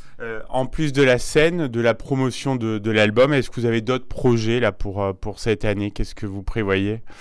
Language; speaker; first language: French; native; French